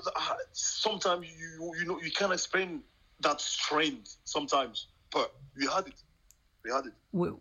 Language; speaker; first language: English; non-native, local second language; French